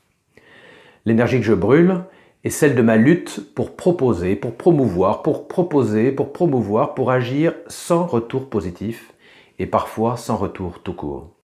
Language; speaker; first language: French; native; French